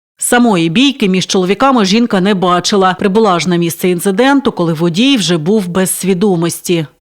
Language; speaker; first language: Ukrainian; native; Ukrainian